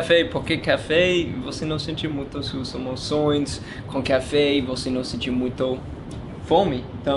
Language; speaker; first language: Portuguese; non-native, learner; English